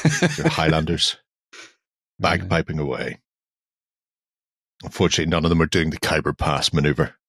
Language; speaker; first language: English; native; English